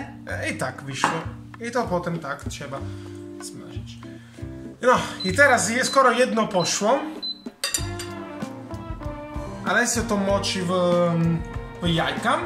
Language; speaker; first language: Polish; non-native, learner; Italian